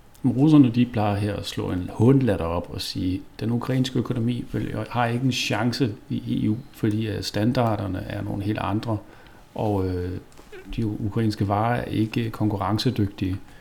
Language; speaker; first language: Danish; native; Danish